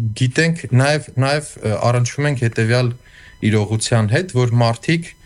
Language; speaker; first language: Armenian; native; Armenian